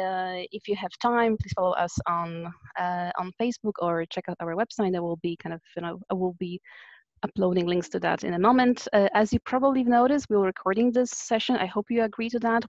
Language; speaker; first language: English; non-native, fluent; Polish